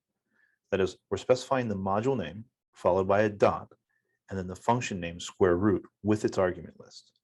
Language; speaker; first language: English; native; English